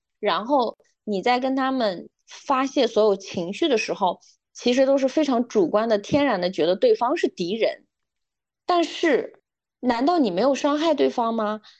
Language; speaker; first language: Chinese; non-native, local second language; Uyghur